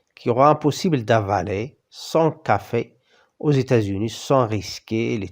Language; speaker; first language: French; non-native, local second language; Arabic